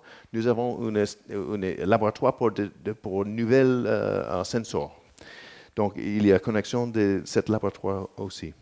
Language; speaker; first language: French; non-native, learner; English